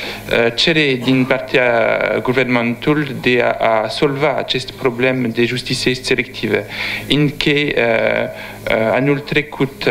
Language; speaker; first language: Romanian; non-native, learner; French